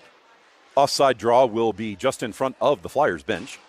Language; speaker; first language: English; native; English